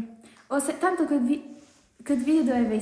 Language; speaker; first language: Albanian; early bilingual, heritage; Albanian